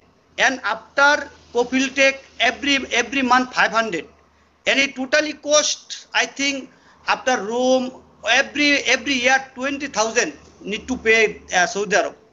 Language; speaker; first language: English; non-native, learner; Bangla